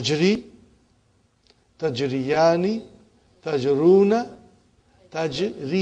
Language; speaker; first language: Arabic; non-native, fluent; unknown